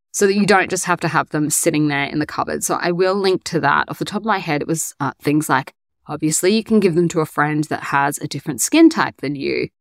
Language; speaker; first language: English; native; English